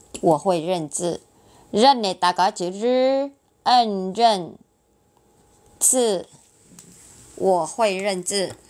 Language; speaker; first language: Chinese; non-native, learner; Vietnamese